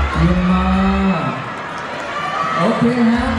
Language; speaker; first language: Thai; native; Thai